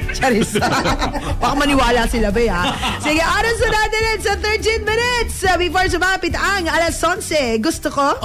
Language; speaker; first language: Filipino; non-native, local second language; Bikol